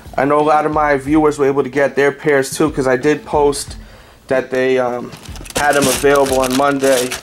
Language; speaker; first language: English; native; English